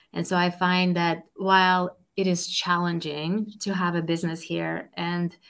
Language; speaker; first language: English; non-native, fluent; Russian